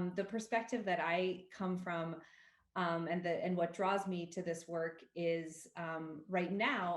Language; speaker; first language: English; native; English